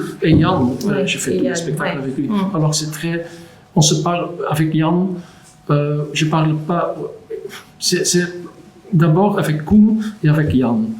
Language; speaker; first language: French; non-native, local second language; Dutch